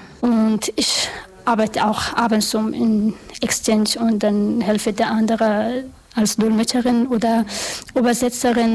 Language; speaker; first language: German; non-native, learner; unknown